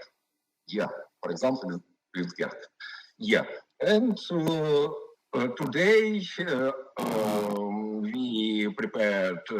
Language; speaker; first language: English; non-native, learner; Ukrainian